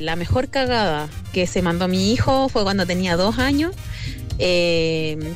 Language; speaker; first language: Spanish; native; Spanish